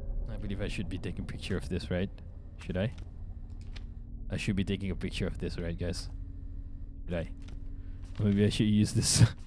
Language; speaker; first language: English; non-native, local second language; Malay